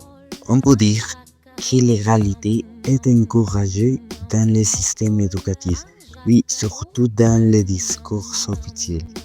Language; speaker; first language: French; non-native, fluent; Spanish